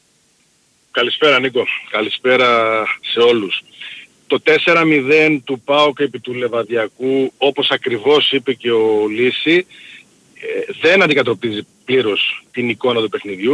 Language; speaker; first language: Greek; native; Greek